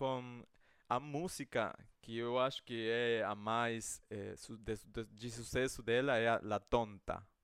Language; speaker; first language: Portuguese; non-native, fluent; Spanish